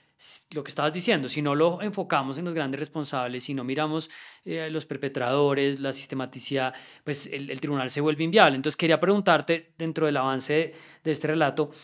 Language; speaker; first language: Spanish; native; Spanish